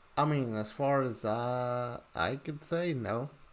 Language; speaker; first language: English; early bilingual, other home language; Spanish